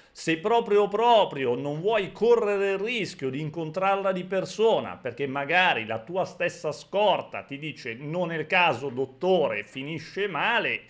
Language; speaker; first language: Italian; native; Italian